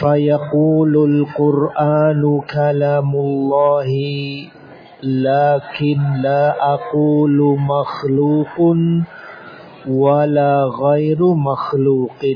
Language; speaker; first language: Arabic; non-native, fluent; Indonesian